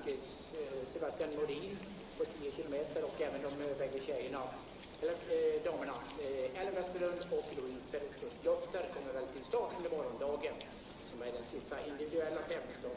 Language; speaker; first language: Swedish; native; Swedish